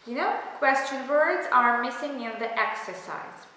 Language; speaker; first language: English; non-native, fluent; Russian